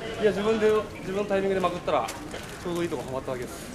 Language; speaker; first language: Japanese; native; Japanese